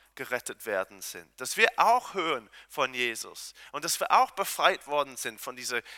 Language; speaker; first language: German; non-native, fluent; Hebrew